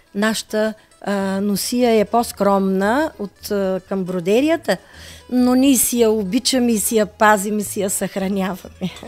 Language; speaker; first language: Bulgarian; native; Bulgarian